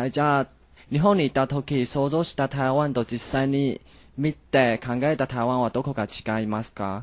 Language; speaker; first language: Japanese; non-native, learner; Chinese